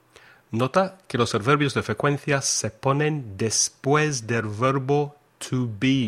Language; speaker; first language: Spanish; non-native, fluent; English